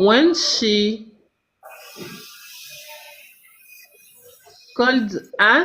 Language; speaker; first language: English; non-native, learner; French